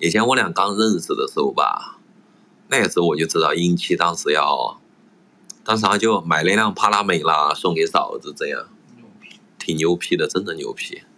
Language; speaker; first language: Chinese; native; Chinese